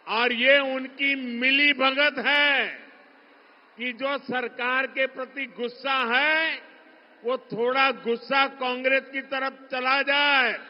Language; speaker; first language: Hindi; non-native, local second language; Gujarati